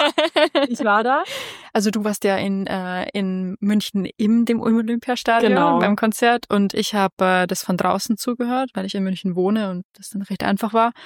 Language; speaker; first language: German; native; German